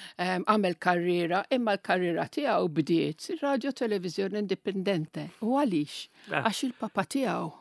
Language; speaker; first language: Maltese; non-native, local second language; Italian